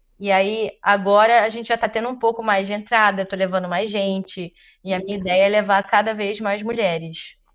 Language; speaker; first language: Portuguese; native; Portuguese